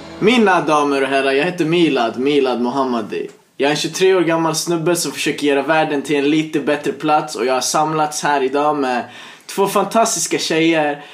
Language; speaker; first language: Swedish; early bilingual, other home language; Persian